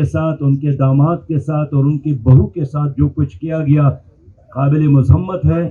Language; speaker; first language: Urdu; non-native, local second language; Pashto